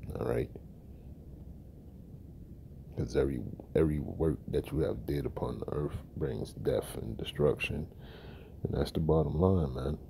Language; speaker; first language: English; native; English